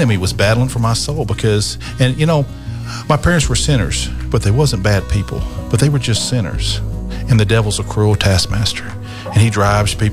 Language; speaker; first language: English; native; English